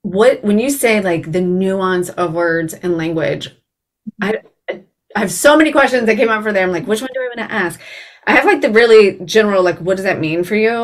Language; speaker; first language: English; native; English